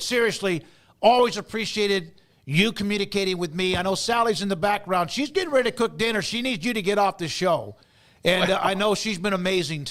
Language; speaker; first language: English; native; English